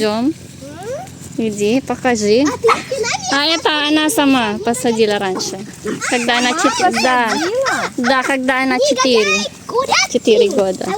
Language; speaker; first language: Russian; non-native, learner; Filipino